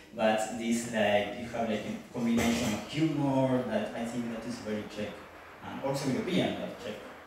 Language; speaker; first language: English; non-native, learner; Spanish